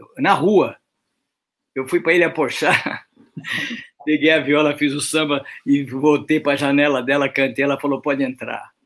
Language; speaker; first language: Portuguese; native; Portuguese